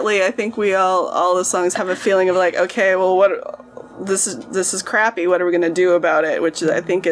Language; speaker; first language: English; native; English